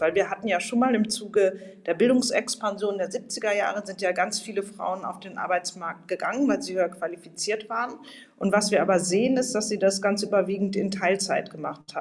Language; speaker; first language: German; native; German